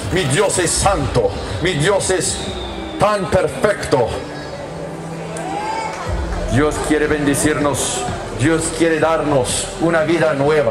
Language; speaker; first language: Spanish; non-native, learner; English